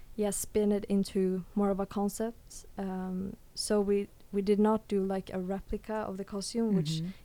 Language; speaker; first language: English; early bilingual, other home language; Swedish